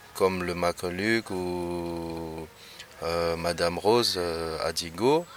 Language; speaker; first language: French; non-native, local second language; Malagasy